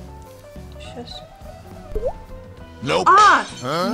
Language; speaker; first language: Russian; native; Russian